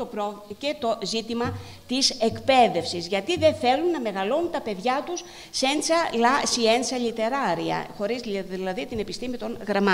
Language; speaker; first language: Greek; native; Greek